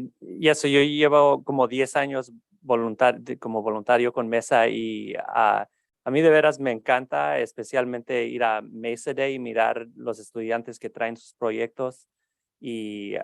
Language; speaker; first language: Spanish; early bilingual, heritage; Spanish